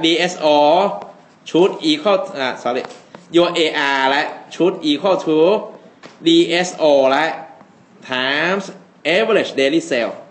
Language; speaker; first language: English; non-native, fluent; Thai